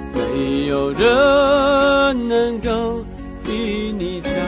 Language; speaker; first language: Chinese; native; Chinese